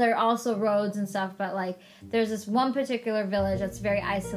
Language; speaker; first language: English; native; English